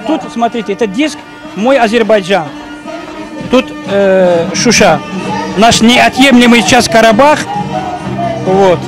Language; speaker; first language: Russian; non-native, local second language; Azerbaijani